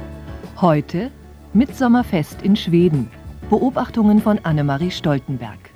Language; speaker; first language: German; native; German